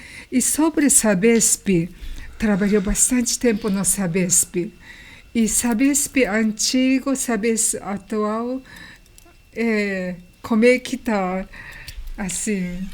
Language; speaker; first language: Portuguese; non-native, learner; Japanese